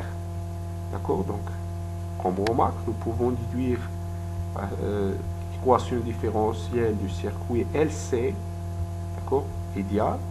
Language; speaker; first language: French; non-native, local second language; Arabic